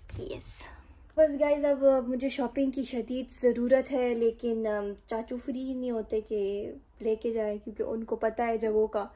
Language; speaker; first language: Urdu; native; Urdu